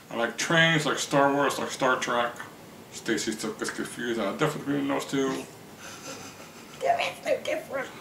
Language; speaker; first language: English; native; English